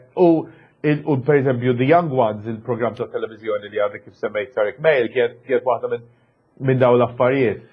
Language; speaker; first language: Maltese; early bilingual, other home language; English